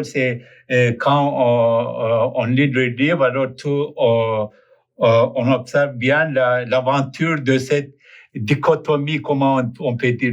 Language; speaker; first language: French; non-native, fluent; Turkish